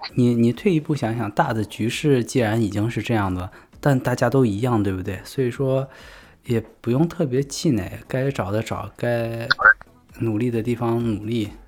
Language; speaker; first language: Chinese; native; Chinese